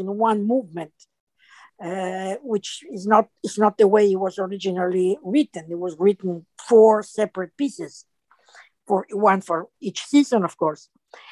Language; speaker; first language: English; non-native, fluent; Spanish